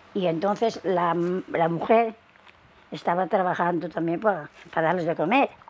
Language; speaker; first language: Spanish; native; Spanish